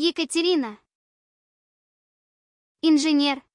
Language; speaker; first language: Russian; non-native, learner; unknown